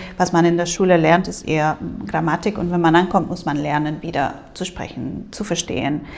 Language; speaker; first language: German; non-native, fluent; Spanish